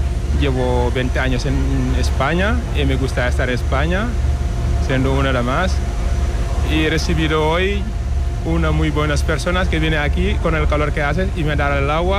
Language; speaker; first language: Spanish; non-native, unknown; Wolof